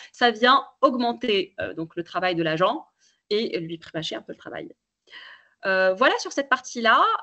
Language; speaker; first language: French; native; French